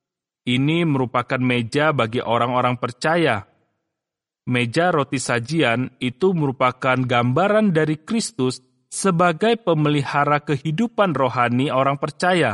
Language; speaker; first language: Indonesian; native; Indonesian